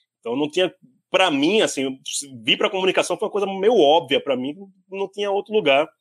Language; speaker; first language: Portuguese; native; Portuguese